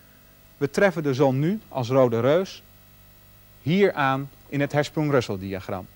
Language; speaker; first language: Dutch; native; Dutch